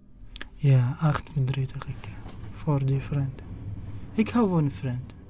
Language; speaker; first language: Dutch; non-native, learner; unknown